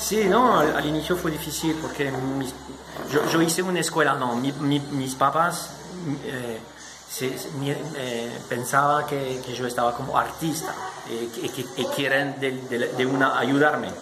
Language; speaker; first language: Spanish; non-native, fluent; French